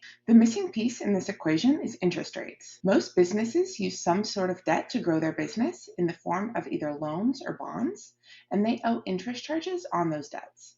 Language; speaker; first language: English; native; English